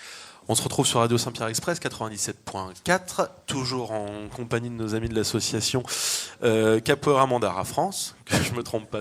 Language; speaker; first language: French; native; French